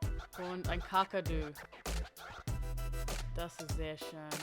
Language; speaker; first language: German; non-native, learner; English